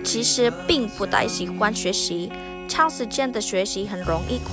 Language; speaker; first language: Chinese; non-native, learner; Indonesian